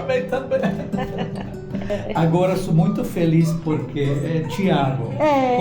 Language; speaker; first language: Portuguese; non-native, learner; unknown